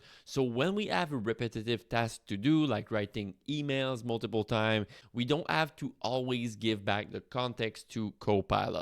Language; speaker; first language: English; non-native, fluent; French